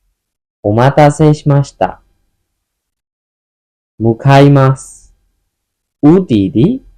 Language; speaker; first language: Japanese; non-native, fluent; Burmese